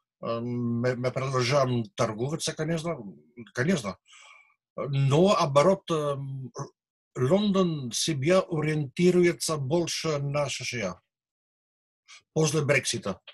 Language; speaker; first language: Russian; non-native, learner; Dutch